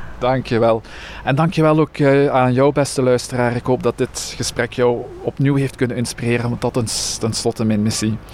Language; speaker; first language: Dutch; native; Dutch